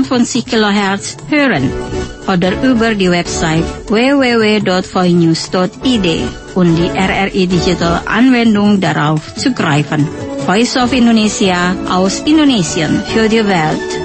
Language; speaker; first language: German; non-native, fluent; Indonesian